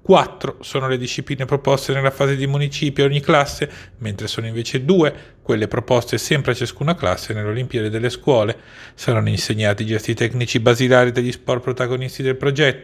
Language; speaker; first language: Italian; native; Italian